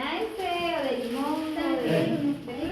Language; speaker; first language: Spanish; native; Spanish